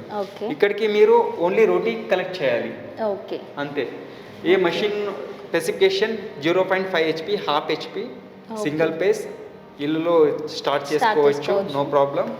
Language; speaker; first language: Telugu; non-native, local second language; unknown